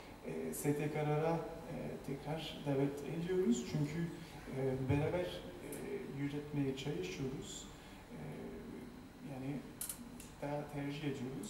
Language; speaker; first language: Turkish; non-native, fluent; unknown